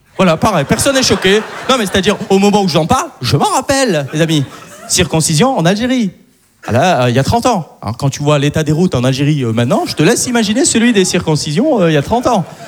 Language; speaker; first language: French; early bilingual, other home language; Arabic